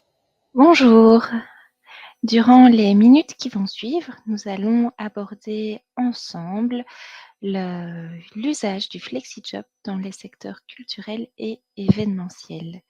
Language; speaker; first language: French; native; French